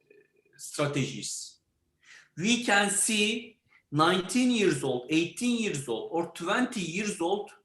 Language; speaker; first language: English; non-native, learner; Turkish